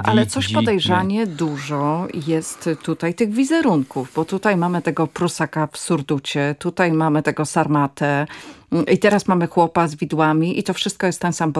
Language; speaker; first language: Polish; native; Polish